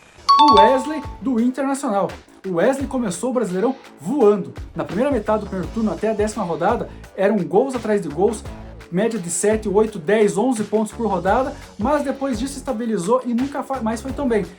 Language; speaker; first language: Portuguese; native; Portuguese